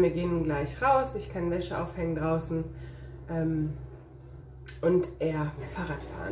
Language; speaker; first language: German; native; German